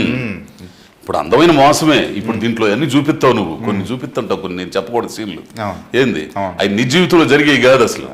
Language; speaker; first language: Telugu; native; Telugu